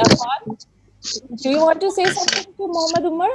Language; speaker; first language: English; non-native, local second language; Urdu